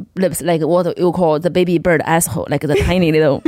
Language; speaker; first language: English; non-native, fluent; Chinese